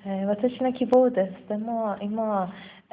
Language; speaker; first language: Japanese; non-native, learner; Persian